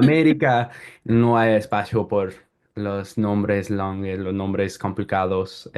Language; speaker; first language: Spanish; non-native, learner; English